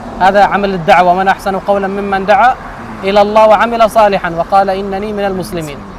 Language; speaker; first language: Arabic; native; Arabic